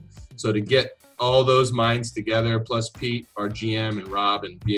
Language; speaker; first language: English; native; English